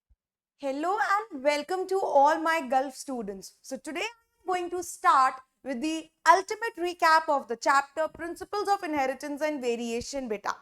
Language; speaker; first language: English; non-native, local second language; Hindi